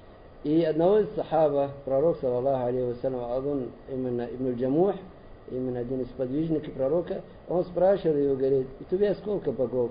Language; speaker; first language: Russian; non-native, learner; Arabic